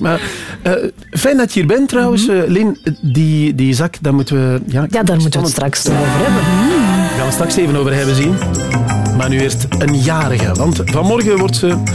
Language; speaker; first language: Dutch; native; Dutch